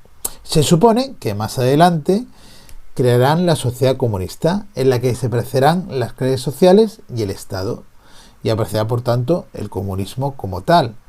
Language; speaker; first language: Spanish; native; Spanish